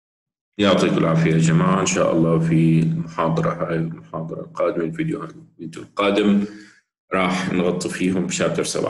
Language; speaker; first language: Arabic; native; Arabic